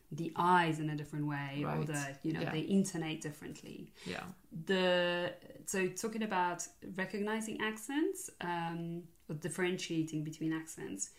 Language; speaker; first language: English; non-native, fluent; Polish